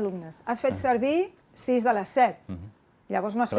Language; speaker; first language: Catalan; native; Catalan